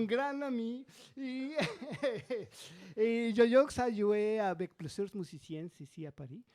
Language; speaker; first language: French; non-native, learner; Spanish